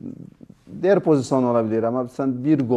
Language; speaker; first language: Turkish; non-native, learner; Portuguese